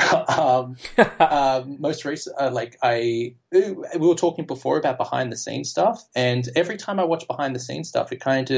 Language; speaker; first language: English; native; English